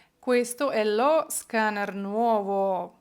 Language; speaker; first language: Italian; non-native, fluent; Ukrainian